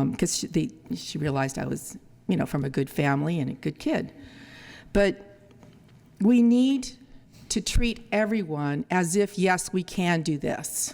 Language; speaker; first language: English; early bilingual, other home language; Spanish